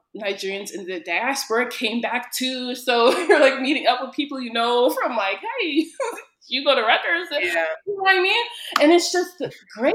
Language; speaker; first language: English; early bilingual, other home language; Yoruba